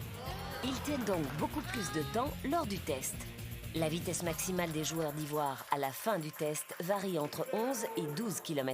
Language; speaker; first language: French; native; French